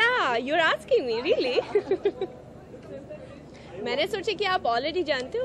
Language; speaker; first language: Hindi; non-native, learner; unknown